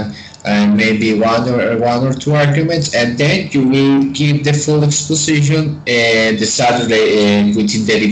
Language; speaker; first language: English; non-native, fluent; Spanish